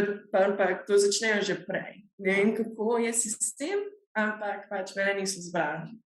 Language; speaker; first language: Slovenian; early bilingual, heritage; Slovenian